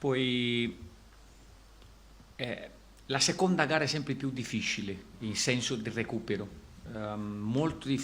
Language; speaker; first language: Italian; non-native, fluent; Portuguese